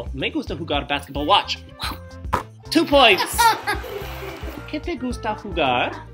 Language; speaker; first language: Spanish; non-native, learner; English